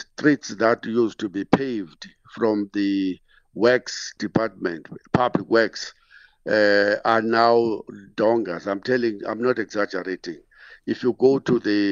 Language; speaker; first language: English; non-native, local second language; Xhosa